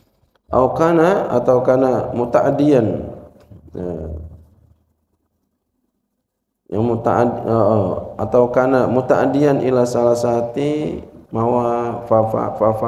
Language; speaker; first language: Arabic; non-native, fluent; Indonesian